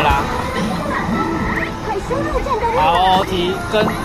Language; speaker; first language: Chinese; native; Chinese